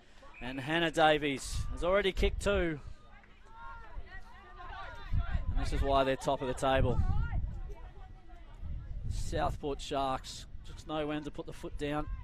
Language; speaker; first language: English; native; English